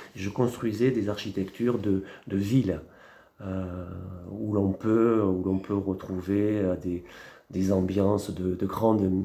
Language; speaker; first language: French; native; French